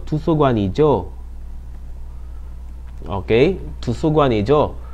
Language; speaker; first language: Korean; non-native, learner; Filipino